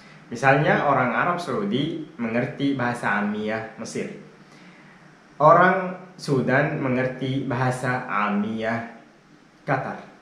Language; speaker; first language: Indonesian; non-native, fluent; Arabic